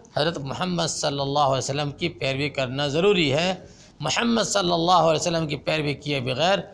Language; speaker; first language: Urdu; native; Urdu